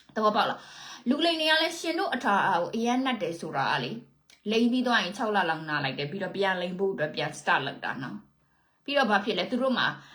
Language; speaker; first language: Burmese; native; Burmese